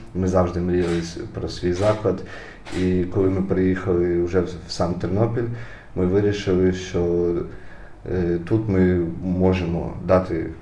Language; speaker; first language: Ukrainian; native; Ukrainian